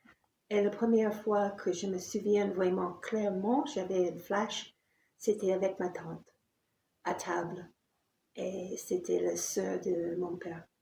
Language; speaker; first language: French; non-native, fluent; English